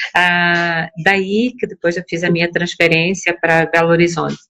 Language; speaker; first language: Portuguese; non-native, local second language; Kabuverdianu